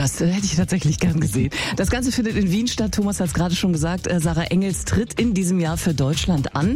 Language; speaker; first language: German; native; German